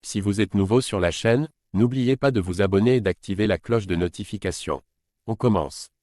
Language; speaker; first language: French; native; French